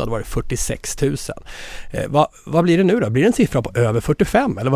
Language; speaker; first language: Swedish; native; Swedish